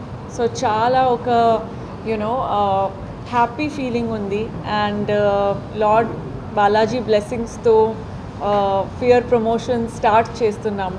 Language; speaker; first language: Telugu; non-native, local second language; Tamil